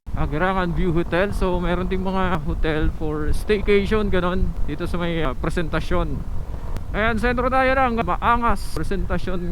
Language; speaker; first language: Filipino; non-native, local second language; Bikol